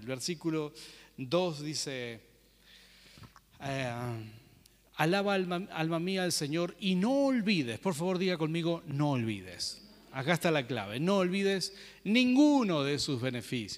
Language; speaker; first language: Spanish; native; Spanish